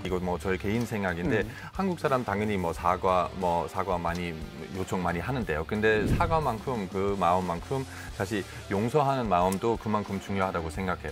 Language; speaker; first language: Korean; non-native, fluent; German